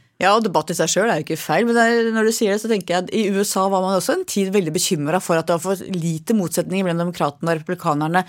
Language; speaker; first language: Norwegian; native; Norwegian